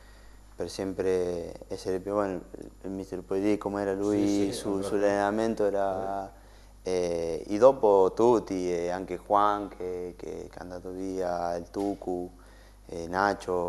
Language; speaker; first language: Italian; non-native, learner; Spanish